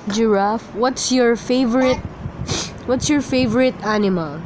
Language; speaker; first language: English; non-native, local second language; Filipino